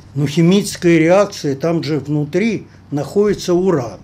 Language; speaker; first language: Russian; native; Russian